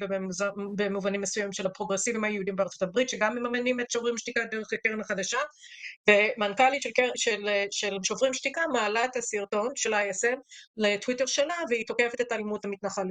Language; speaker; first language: Hebrew; native; Hebrew